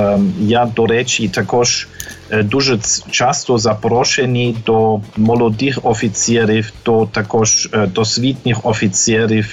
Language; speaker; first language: Ukrainian; non-native, fluent; German